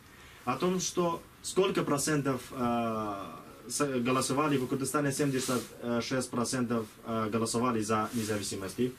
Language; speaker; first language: Russian; non-native, learner; Kurdish